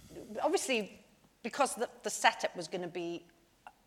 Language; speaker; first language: English; native; English